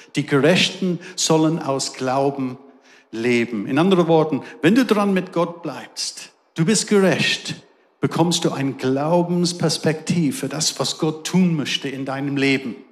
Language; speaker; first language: German; non-native, fluent; English